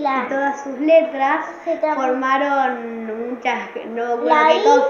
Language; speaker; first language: Spanish; native; Spanish